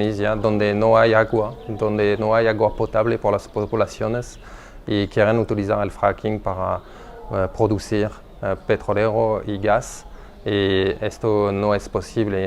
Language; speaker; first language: Spanish; non-native, fluent; French